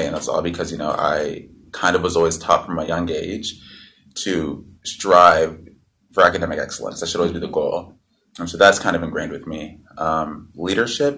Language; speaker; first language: English; native; English